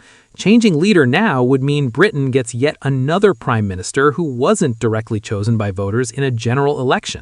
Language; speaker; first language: English; native; English